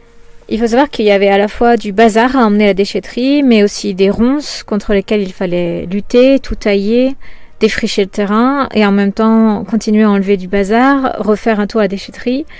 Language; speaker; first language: French; native; French